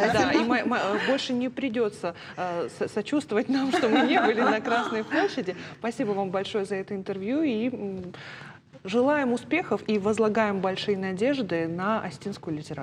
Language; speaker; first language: Russian; native; Russian